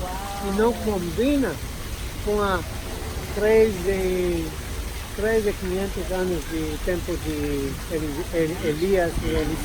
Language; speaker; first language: Portuguese; non-native, learner; Hebrew